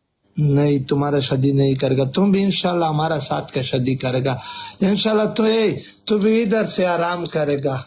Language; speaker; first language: Hindi; non-native, learner; Pashto